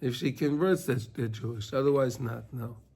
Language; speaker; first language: English; native; English